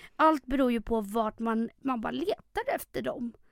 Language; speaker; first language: Swedish; early bilingual, other home language; Spanish